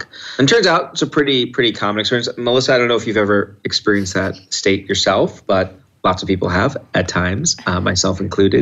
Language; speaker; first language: English; native; English